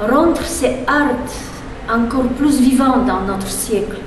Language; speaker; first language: French; non-native, fluent; Polish